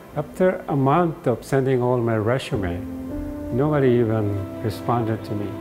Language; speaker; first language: English; non-native, local second language; Filipino